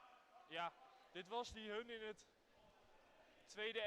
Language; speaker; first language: Dutch; native; Dutch